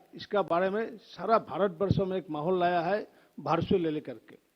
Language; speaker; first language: Hindi; non-native, local second language; Assamese